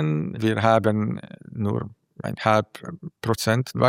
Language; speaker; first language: German; non-native, fluent; Hungarian